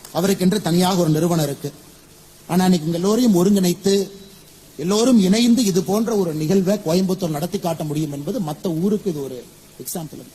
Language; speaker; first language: Tamil; native; Tamil